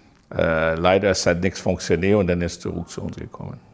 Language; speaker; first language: German; non-native, fluent; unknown